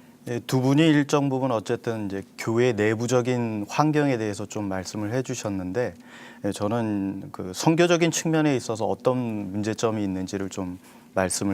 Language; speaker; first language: Korean; native; Korean